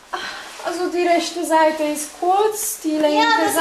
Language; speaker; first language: German; non-native, fluent; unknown